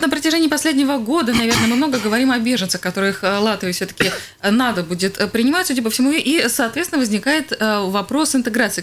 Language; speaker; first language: Russian; native; Russian